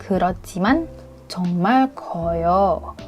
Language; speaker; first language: Korean; non-native, fluent; Indonesian